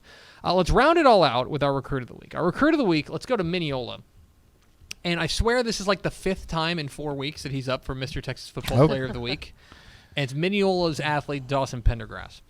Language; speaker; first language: English; native; English